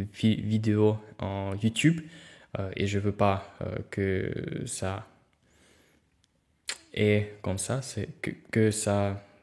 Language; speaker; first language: French; non-native, fluent; Russian